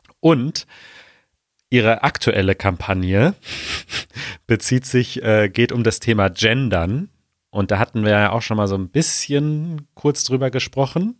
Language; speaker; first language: German; native; German